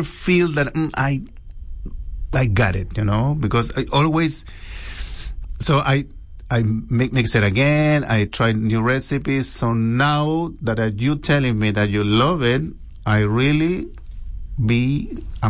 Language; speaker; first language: English; non-native, learner; Spanish